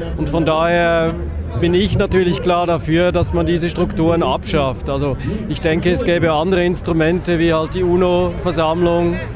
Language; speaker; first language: German; native; German